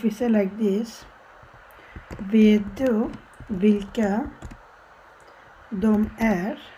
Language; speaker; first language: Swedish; non-native, fluent; Bangla